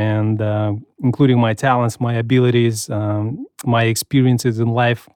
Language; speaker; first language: English; non-native, fluent; Russian